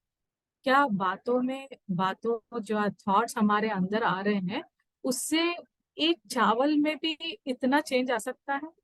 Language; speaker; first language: Hindi; native; Hindi